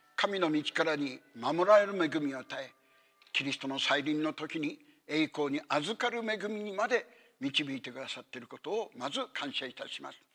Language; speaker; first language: Japanese; native; Japanese